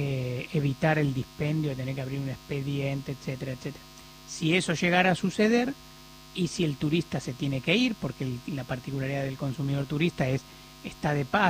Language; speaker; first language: Spanish; native; Spanish